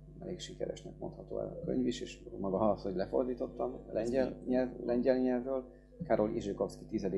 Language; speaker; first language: Hungarian; early bilingual, other home language; Polish